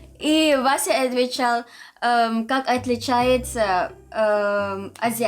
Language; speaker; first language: Russian; non-native, learner; Filipino